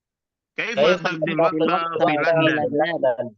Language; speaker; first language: Arabic; non-native, learner; Indonesian